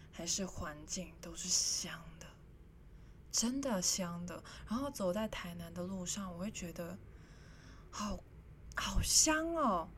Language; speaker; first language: Chinese; non-native, local second language; Cantonese